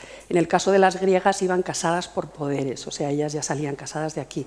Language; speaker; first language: Spanish; native; Spanish